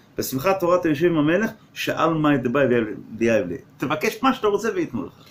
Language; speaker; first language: Hebrew; non-native, fluent; English